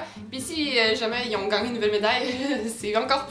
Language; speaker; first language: French; native; French